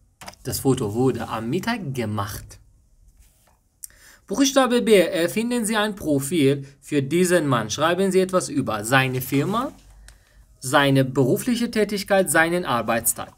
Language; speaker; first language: German; non-native, learner; Persian